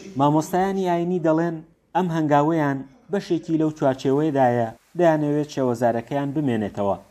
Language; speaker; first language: Central Kurdish; non-native, local second language; Gurani